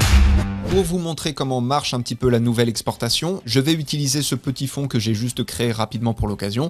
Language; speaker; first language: French; native; French